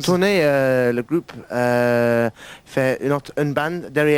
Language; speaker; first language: French; non-native, learner; English